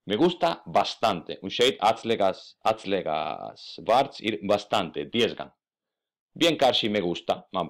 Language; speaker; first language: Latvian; non-native, fluent; Spanish